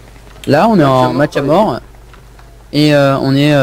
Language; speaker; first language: French; native; French